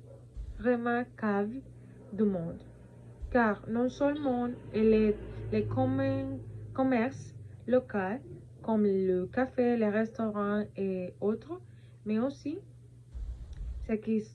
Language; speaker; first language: French; non-native, learner; Spanish